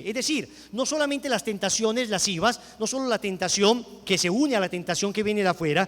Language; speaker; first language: Spanish; native; Spanish